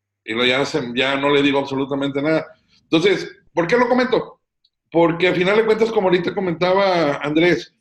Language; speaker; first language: Spanish; native; Spanish